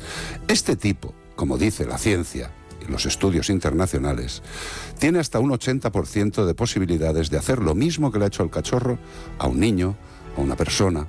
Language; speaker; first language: Spanish; native; Spanish